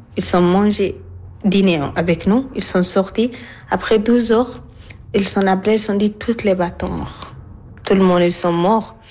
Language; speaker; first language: French; non-native, learner; Arabic